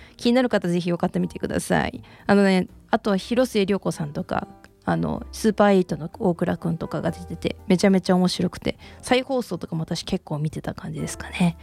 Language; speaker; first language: Japanese; native; Japanese